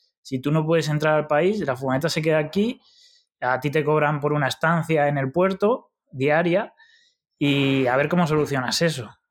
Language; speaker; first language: Spanish; native; Spanish